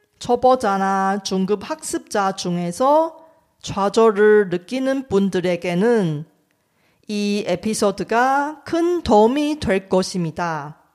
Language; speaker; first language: Korean; non-native, fluent; Chinese